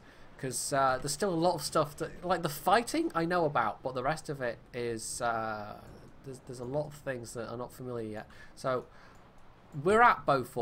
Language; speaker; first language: English; native; English